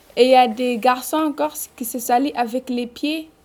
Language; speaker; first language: French; non-native, local second language; Fula